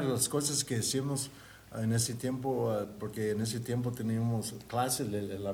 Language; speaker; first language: Spanish; early bilingual, heritage; Spanish